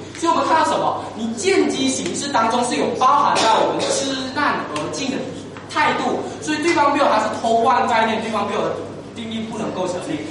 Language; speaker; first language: Chinese; native; Chinese